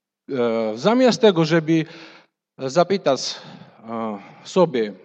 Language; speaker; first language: Polish; non-native, fluent; Russian